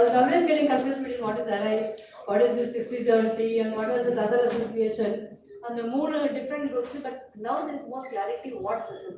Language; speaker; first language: English; non-native, local second language; Tamil